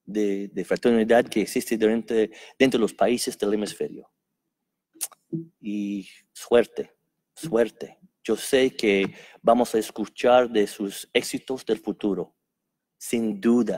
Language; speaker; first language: Spanish; non-native, fluent; English